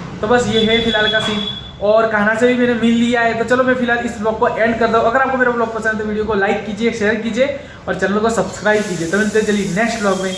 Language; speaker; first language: Hindi; non-native, local second language; Marathi